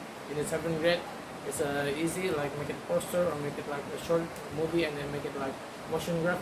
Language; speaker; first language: English; non-native, learner; Indonesian